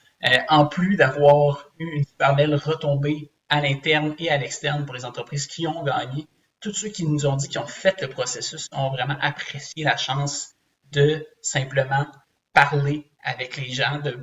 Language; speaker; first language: French; native; French